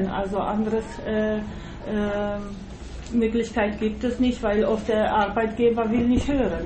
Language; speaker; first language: German; non-native, fluent; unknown